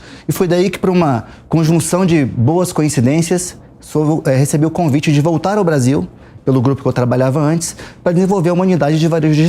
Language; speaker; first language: Portuguese; native; Portuguese